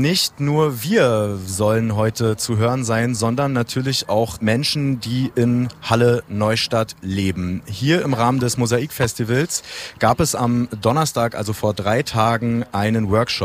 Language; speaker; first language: German; native; German